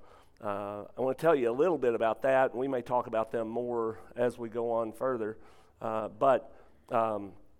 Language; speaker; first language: English; native; English